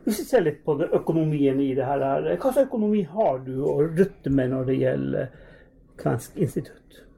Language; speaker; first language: Norwegian; native; Norwegian